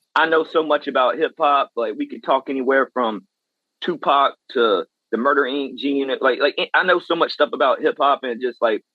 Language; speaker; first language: English; native; English